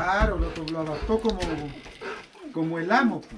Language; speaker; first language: Spanish; native; Spanish